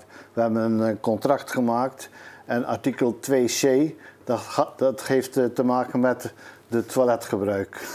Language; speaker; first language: Dutch; native; Dutch